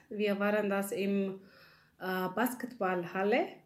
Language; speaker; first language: German; non-native, learner; Arabic